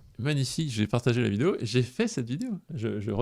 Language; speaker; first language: French; native; French